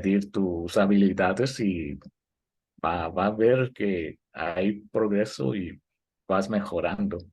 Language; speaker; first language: Spanish; early bilingual, heritage; Spanish